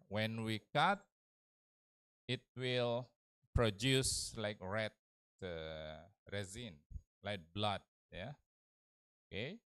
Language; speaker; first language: English; non-native, learner; Indonesian